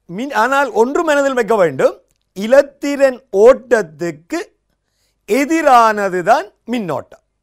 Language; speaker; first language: Tamil; native; Tamil